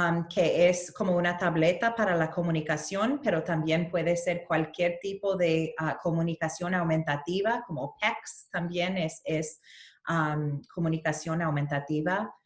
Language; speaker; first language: Spanish; early bilingual, heritage; Spanish